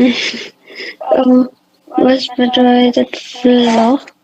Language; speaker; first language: German; non-native, learner; Indonesian